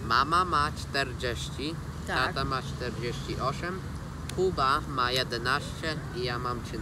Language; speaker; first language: Polish; early bilingual, heritage; Polish